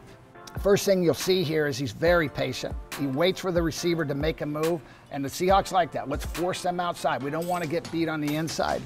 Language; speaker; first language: English; native; English